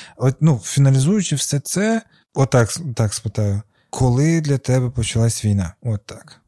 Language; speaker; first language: Ukrainian; non-native, local second language; Russian